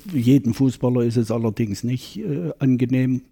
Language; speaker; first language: German; native; German